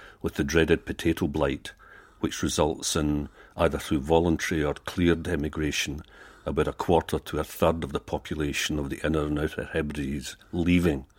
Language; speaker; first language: English; native; English